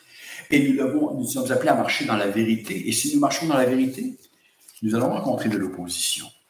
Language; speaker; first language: French; native; French